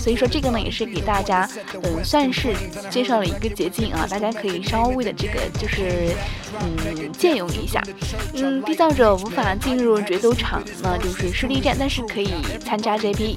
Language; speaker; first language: Chinese; native; Chinese